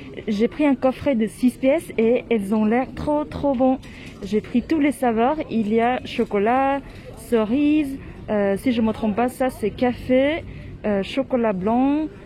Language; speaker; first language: French; non-native, fluent; Vietnamese